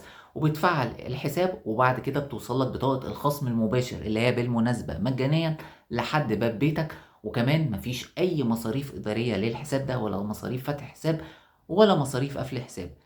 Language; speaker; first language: Arabic; native; Arabic